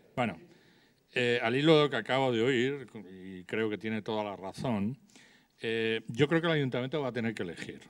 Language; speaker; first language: Spanish; native; Spanish